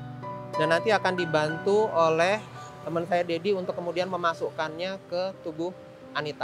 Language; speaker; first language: Indonesian; native; Indonesian